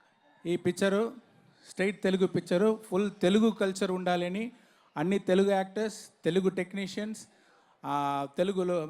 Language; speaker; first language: Telugu; non-native, fluent; Tamil